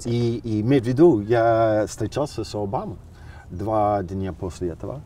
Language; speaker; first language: Russian; non-native, fluent; English